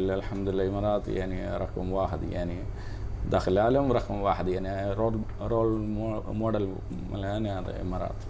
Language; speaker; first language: Arabic; non-native, learner; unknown